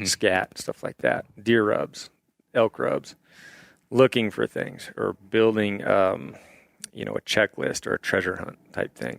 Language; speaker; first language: English; native; English